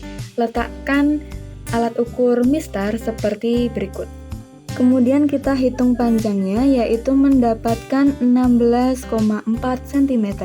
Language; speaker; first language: Indonesian; native; Indonesian